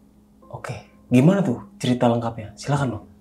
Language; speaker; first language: Indonesian; native; Indonesian